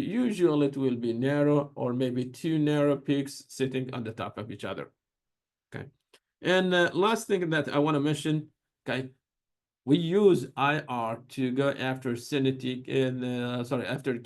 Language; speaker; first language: English; non-native, fluent; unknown